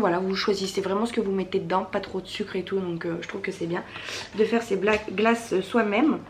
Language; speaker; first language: French; native; French